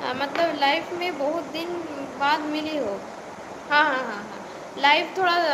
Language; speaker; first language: Hindi; non-native, local second language; Bangla